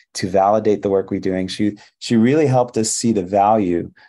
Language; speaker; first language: English; early bilingual, other home language; Hebrew